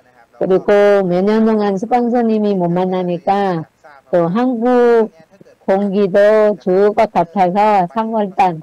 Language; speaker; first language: Korean; non-native, fluent; Thai